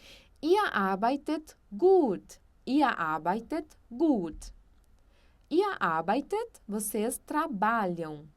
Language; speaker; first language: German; non-native, fluent; Portuguese